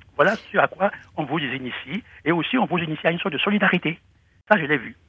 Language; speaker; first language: French; non-native, local second language; Fon